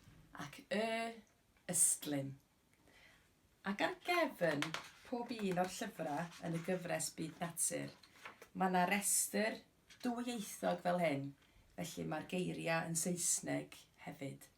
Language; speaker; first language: Welsh; native; Welsh